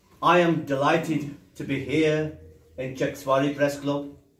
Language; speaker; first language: Urdu; non-native, local second language; Punjabi